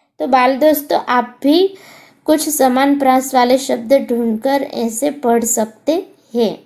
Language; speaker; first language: Hindi; non-native, local second language; Gujarati